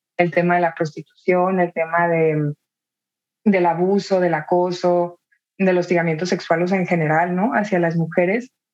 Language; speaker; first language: Spanish; native; Spanish